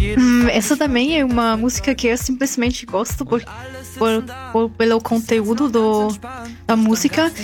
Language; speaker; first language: Portuguese; non-native, fluent; German